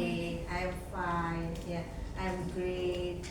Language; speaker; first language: English; non-native, learner; Indonesian